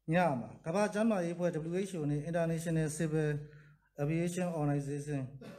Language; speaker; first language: Burmese; native; Burmese